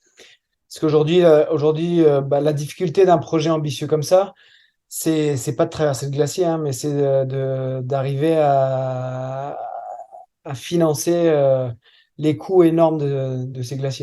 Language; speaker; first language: French; native; French